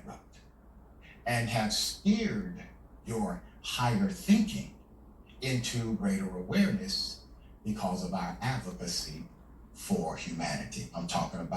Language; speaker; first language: English; native; English